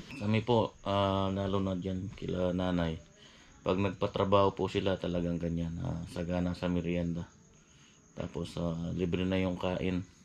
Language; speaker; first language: Filipino; non-native, local second language; Pampanga